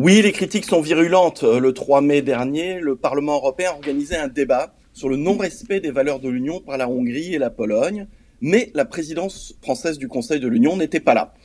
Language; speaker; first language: French; native; French